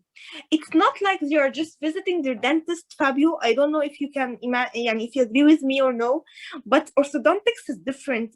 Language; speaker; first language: English; non-native, fluent; Arabic